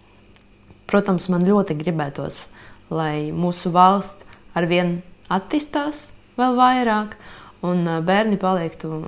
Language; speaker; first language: Latvian; non-native, local second language; Russian